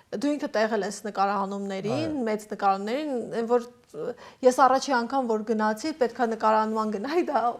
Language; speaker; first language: Armenian; native; Armenian